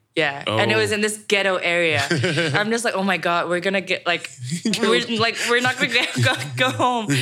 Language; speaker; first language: English; non-native, local second language; Cantonese